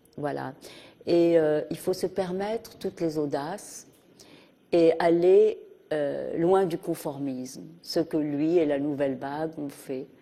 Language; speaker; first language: French; early bilingual, heritage; French